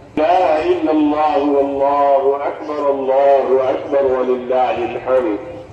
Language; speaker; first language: Arabic; non-native, fluent; Urdu